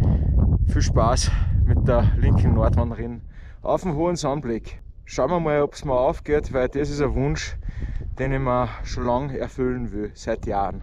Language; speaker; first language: German; native; German